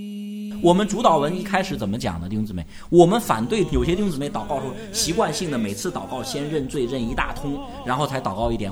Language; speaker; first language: Chinese; native; Chinese